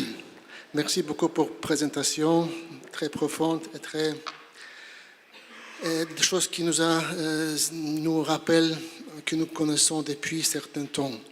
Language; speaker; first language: French; non-native, fluent; Polish